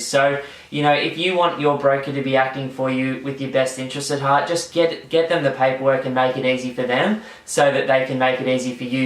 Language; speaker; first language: English; native; English